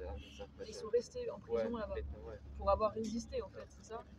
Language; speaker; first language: French; native; French